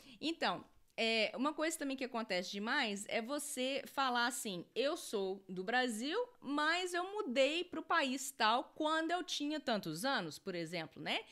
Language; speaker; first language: Portuguese; native; Portuguese